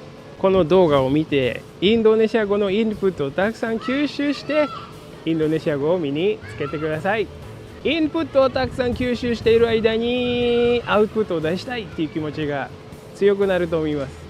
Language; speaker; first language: Japanese; non-native, fluent; Indonesian